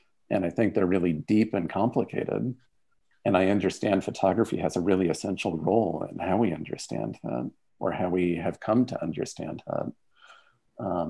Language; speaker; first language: English; native; English